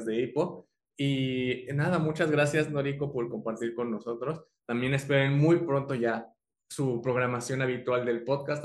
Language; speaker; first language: Spanish; native; Spanish